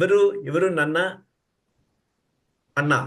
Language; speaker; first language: Kannada; non-native, learner; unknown